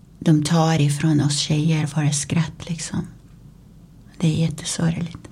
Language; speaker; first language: Swedish; non-native, fluent; Persian